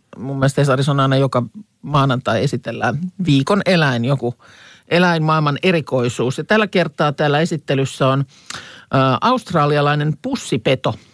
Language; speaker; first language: Finnish; native; Finnish